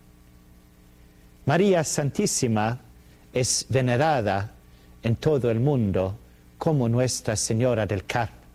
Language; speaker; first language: Spanish; non-native, fluent; Swedish